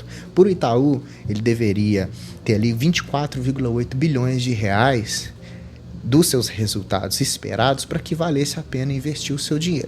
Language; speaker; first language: Portuguese; native; Portuguese